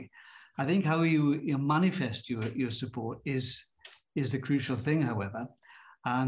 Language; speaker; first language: English; native; English